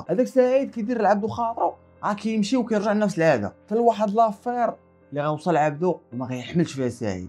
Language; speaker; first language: Arabic; native; Arabic